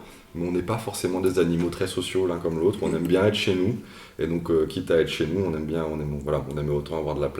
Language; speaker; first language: French; native; French